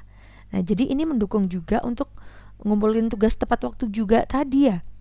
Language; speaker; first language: Indonesian; native; Indonesian